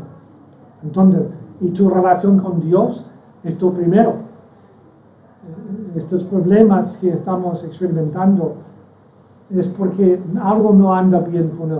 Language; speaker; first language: Spanish; non-native, fluent; English